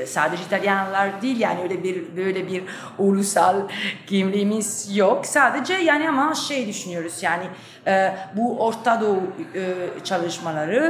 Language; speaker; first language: Turkish; non-native, fluent; Italian